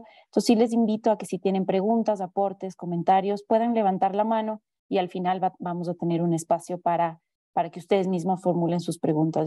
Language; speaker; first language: Spanish; native; Spanish